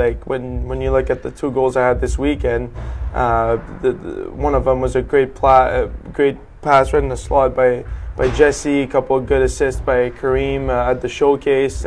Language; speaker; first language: English; native; English